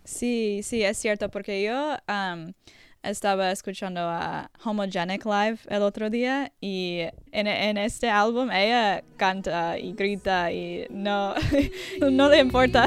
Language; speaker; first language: Spanish; non-native, learner; English